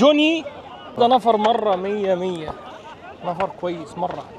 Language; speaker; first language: Arabic; non-native, learner; Bangla